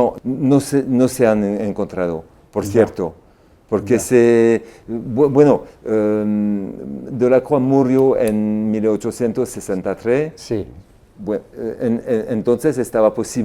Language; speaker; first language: Spanish; non-native, fluent; French